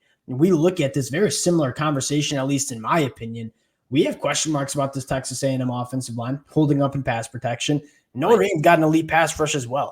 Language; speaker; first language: English; native; English